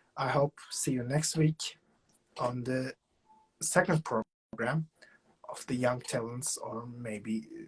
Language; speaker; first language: English; non-native, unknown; Turkish